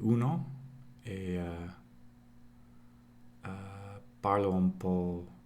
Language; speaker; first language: Italian; non-native, learner; English